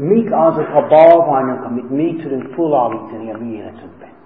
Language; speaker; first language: Hungarian; non-native, fluent; English